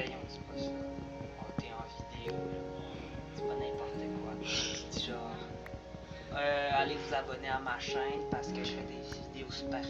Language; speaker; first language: French; native; French